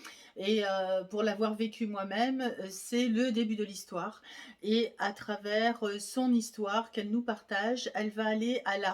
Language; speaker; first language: French; native; French